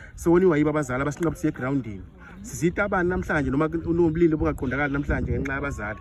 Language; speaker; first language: Zulu; native; Zulu